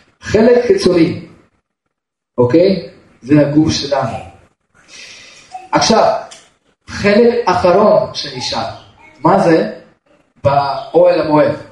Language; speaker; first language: Hebrew; non-native, fluent; Russian